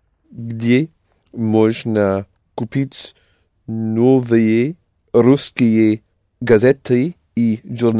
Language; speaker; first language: Russian; non-native, learner; English